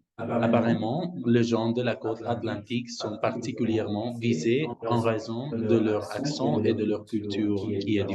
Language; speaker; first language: French; non-native, learner; Spanish